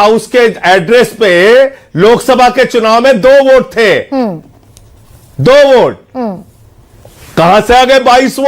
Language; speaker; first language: Hindi; native; Hindi